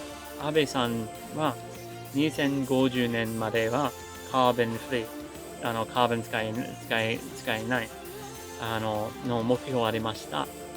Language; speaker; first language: Japanese; non-native, learner; English